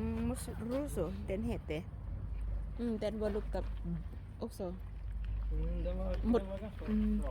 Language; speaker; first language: Swedish; non-native, learner; Thai